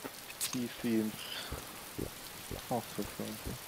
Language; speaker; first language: English; non-native, fluent; German